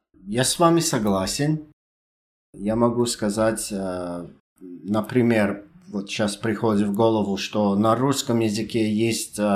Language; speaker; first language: Russian; non-native, fluent; English